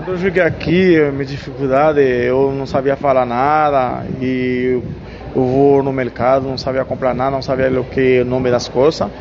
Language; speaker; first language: Portuguese; non-native, learner; Haitian Creole